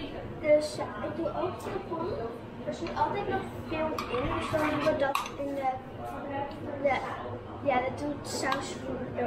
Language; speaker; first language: Dutch; early bilingual, other home language; Indonesian